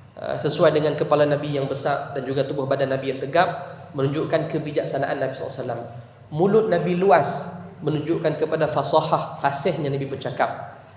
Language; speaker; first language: Malay; native; Malay